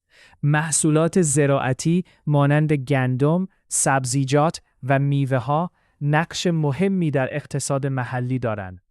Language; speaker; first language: Persian; native; Persian